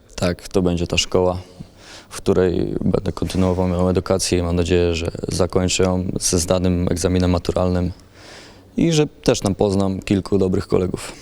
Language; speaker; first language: Polish; native; Polish